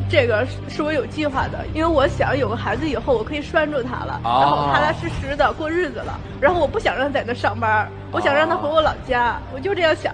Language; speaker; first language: Chinese; native; Chinese